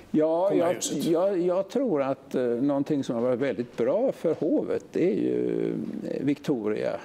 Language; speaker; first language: Swedish; native; Swedish